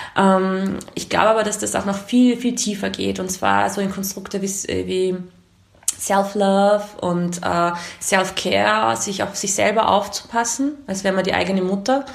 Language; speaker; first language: German; early bilingual, other home language; Hungarian